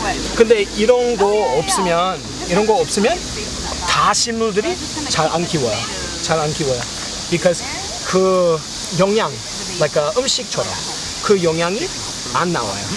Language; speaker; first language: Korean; non-native, learner; English